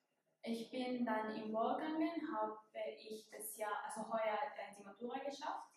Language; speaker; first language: German; non-native, fluent; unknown